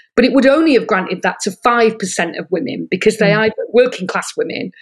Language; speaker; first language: English; native; English